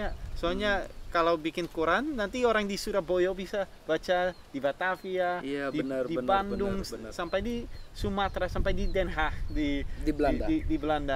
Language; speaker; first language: Indonesian; non-native, fluent; Dutch